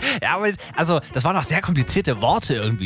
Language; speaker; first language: German; native; German